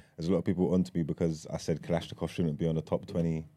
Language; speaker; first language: English; native; English